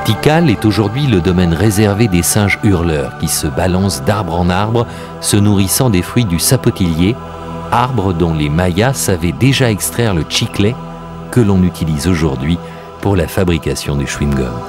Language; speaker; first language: French; native; French